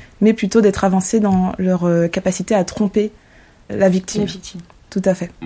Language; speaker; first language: French; native; French